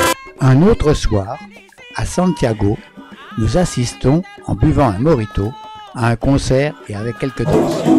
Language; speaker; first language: French; native; French